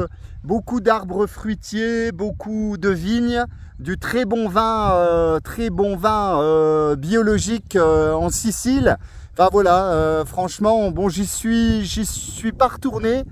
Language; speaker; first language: French; native; French